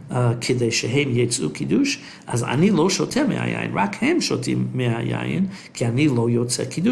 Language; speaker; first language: Hebrew; non-native, fluent; English